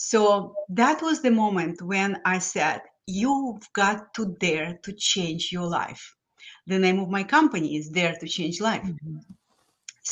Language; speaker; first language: English; non-native, fluent; Lithuanian